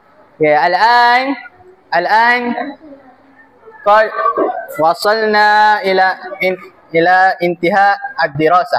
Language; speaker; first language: Arabic; non-native, learner; Malay